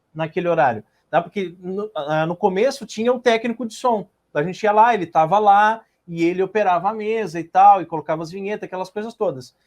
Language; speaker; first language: Portuguese; native; Portuguese